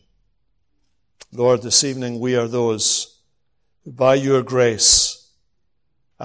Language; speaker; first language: English; native; English